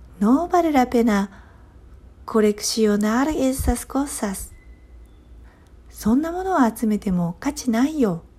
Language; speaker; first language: Japanese; native; Japanese